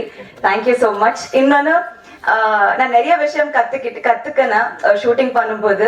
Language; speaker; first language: Tamil; non-native, learner; Telugu